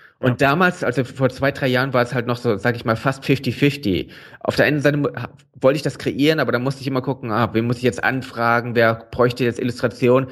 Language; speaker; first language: German; native; German